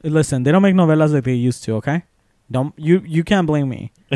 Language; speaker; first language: English; native; English